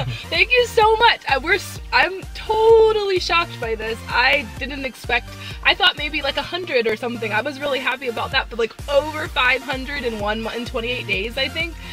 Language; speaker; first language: English; native; English